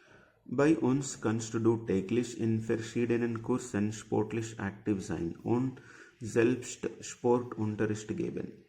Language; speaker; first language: German; non-native, fluent; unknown